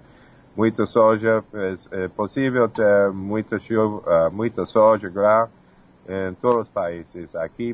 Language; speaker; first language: Portuguese; non-native, fluent; English